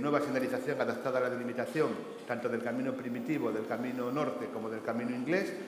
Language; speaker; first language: Spanish; non-native, local second language; Galician